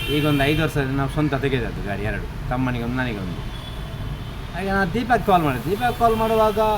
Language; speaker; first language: Kannada; native; Kannada